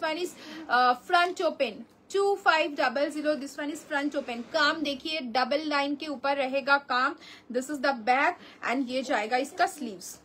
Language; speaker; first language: Hindi; non-native, local second language; Bangla